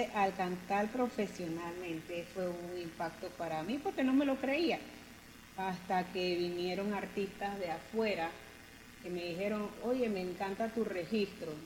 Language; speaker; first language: Spanish; non-native, local second language; English